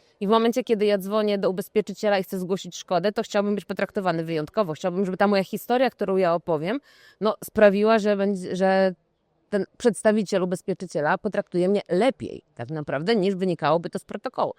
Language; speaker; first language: Polish; native; Polish